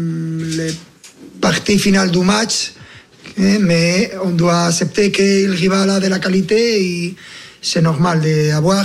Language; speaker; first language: French; non-native, fluent; Spanish